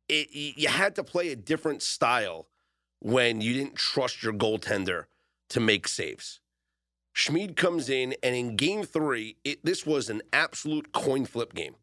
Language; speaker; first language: English; native; English